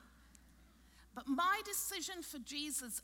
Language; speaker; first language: English; native; English